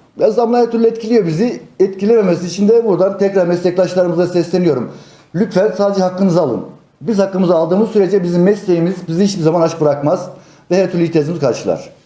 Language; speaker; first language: Turkish; native; Turkish